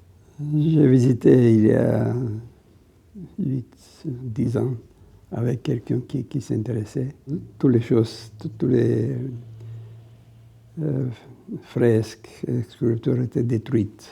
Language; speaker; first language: French; non-native, fluent; Bulgarian